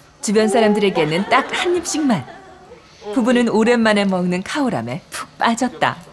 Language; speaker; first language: Korean; native; Korean